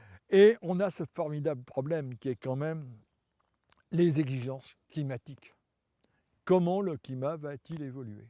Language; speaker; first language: French; native; French